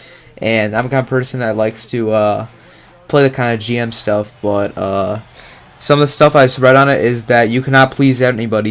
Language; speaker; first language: English; native; English